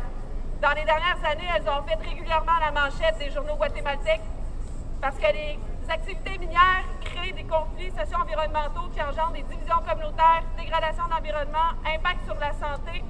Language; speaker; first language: French; native; French